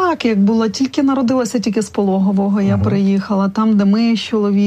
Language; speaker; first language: Polish; non-native, learner; Ukrainian